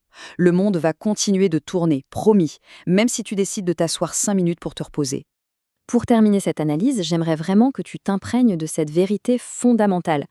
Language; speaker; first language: French; native; French